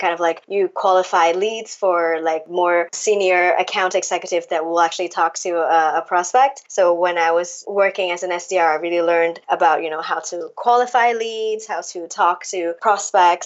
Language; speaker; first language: English; non-native, local second language; Cantonese